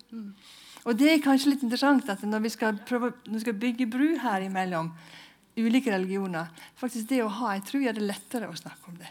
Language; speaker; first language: Norwegian; native; Norwegian